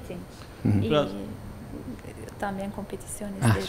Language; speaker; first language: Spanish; non-native, learner; Turkish